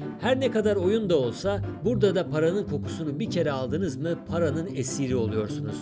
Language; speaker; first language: Turkish; native; Turkish